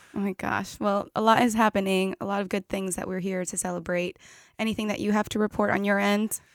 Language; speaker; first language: English; native; English